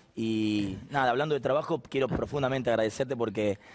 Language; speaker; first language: Spanish; native; Spanish